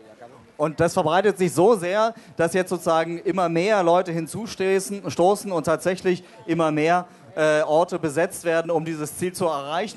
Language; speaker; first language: German; native; German